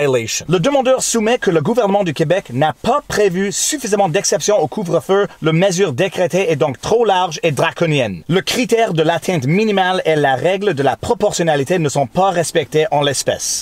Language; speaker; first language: French; non-native, local second language; English